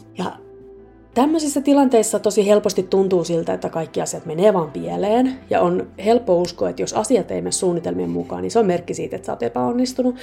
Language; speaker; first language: Finnish; native; Finnish